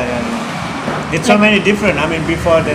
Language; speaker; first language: English; non-native, learner; Indonesian